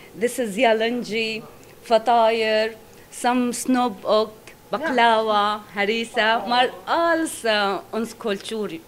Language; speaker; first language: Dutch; non-native, learner; Arabic